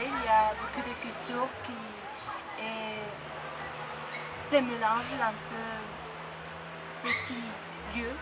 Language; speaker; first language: French; non-native, fluent; Spanish